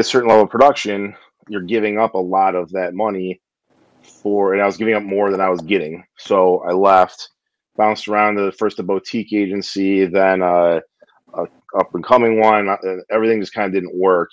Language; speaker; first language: English; native; English